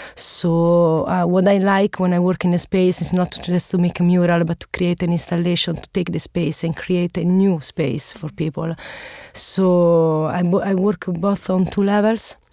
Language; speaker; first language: English; non-native, learner; Italian